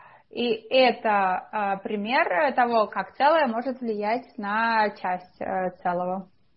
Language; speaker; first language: Russian; native; Russian